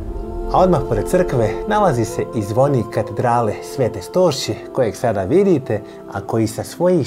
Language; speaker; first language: Croatian; native; Croatian